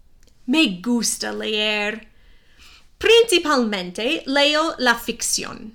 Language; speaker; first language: Spanish; non-native, fluent; English